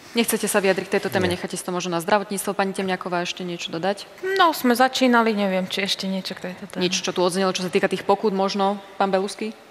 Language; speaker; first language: Slovak; native; Slovak